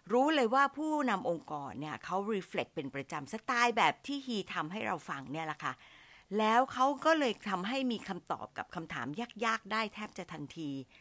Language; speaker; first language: Thai; native; Thai